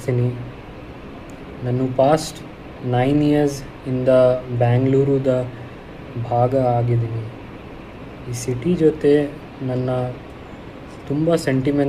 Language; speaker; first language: Kannada; non-native, local second language; Hindi